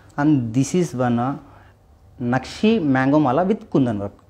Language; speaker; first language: English; non-native, local second language; Telugu